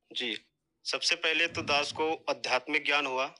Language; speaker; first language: Hindi; native; Hindi